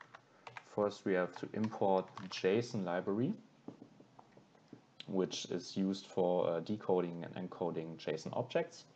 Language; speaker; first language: English; non-native, fluent; German